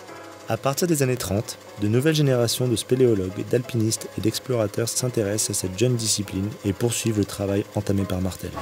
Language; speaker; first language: French; native; French